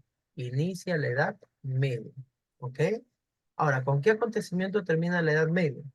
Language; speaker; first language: Spanish; native; Spanish